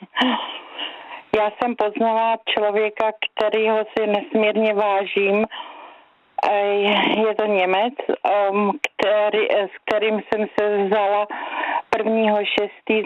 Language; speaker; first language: Czech; native; Czech